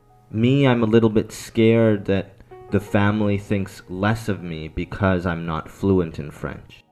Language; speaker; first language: English; native; English